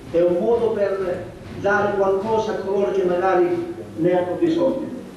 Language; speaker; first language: Italian; native; Italian